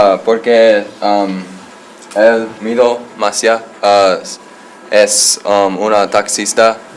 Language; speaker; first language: Spanish; non-native, learner; English